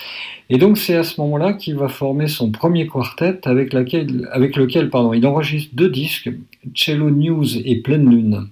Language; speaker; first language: French; native; French